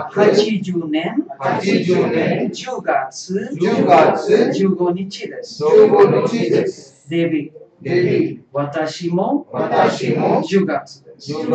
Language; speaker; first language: Japanese; non-native, fluent; Tamil